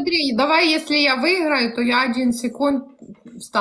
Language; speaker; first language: Russian; native; Russian